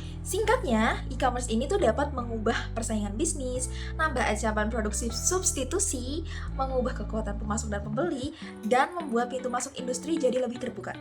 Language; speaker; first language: Indonesian; native; Indonesian